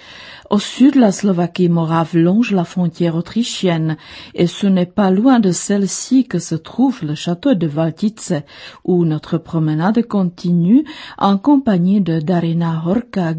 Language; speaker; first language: French; non-native, fluent; Czech